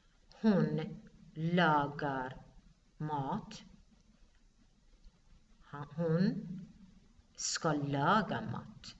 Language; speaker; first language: Swedish; non-native, fluent; Persian